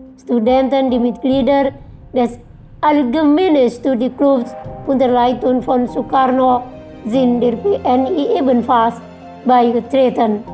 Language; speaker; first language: German; non-native, learner; Indonesian